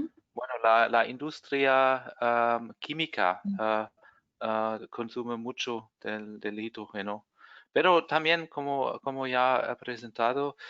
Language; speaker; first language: Spanish; non-native, fluent; German